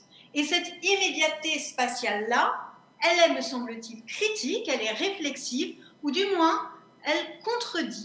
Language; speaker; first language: French; native; French